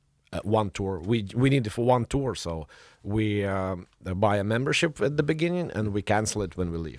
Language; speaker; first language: English; non-native, fluent; Russian